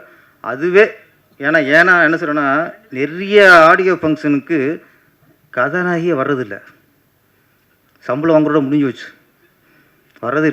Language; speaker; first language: Tamil; native; Tamil